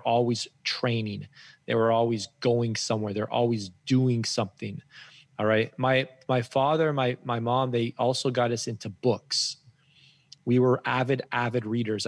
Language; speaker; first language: English; native; English